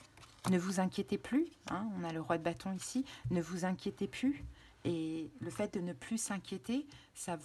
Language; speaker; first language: French; native; French